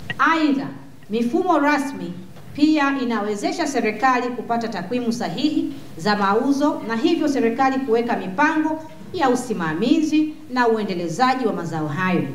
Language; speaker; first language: Swahili; native; Swahili